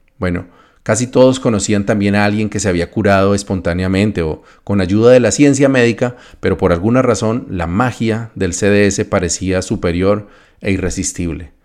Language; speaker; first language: Spanish; native; Spanish